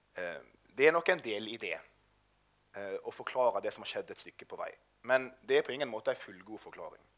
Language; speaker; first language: Norwegian; native; Norwegian